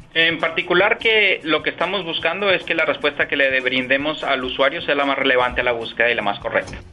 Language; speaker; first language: Spanish; native; Spanish